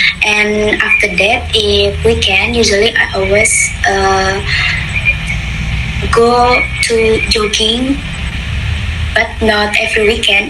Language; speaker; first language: English; non-native, fluent; Indonesian